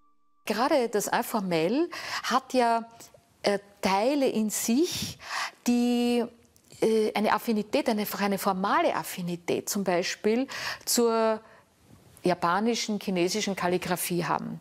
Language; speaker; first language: German; native; German